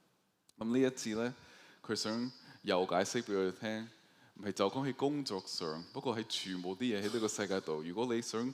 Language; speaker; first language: Cantonese; early bilingual, heritage; Cantonese